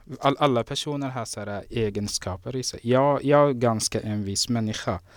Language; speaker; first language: Swedish; non-native, fluent; Somali